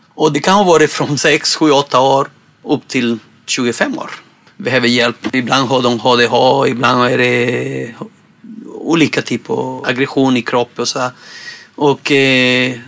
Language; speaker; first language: Swedish; non-native, fluent; Spanish